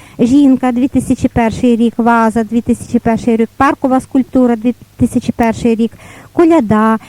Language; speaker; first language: Ukrainian; native; Ukrainian